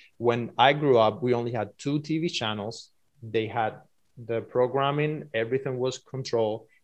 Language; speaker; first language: English; non-native, fluent; Spanish